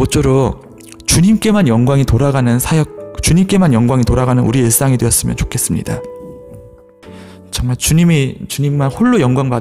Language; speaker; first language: Korean; native; Korean